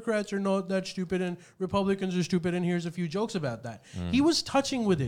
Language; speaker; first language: English; non-native, local second language; Urdu